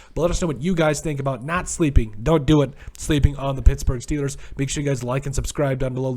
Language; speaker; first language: English; native; English